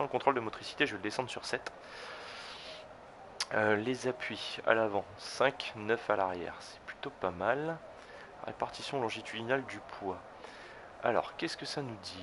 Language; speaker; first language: French; native; French